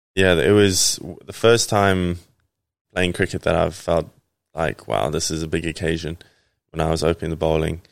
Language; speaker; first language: English; native; English